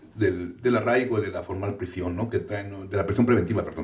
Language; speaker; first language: Spanish; native; Spanish